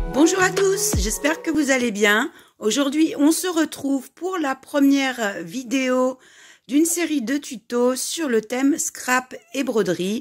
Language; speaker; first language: French; native; French